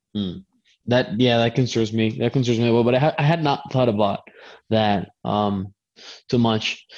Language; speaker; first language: English; non-native, fluent; Spanish